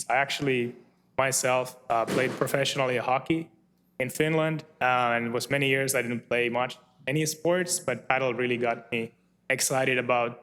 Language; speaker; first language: English; non-native, fluent; Finnish